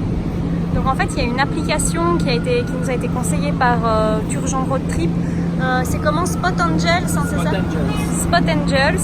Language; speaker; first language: French; native; French